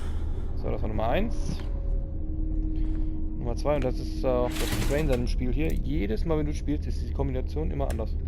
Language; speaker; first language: German; native; German